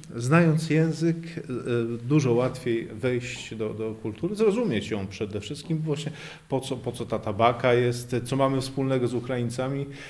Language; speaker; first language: Polish; non-native, local second language; Kashubian